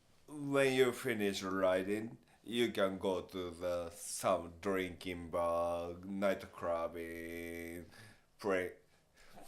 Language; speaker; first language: English; non-native, learner; Japanese